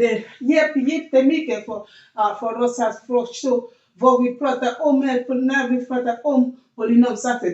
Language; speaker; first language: Swedish; non-native, learner; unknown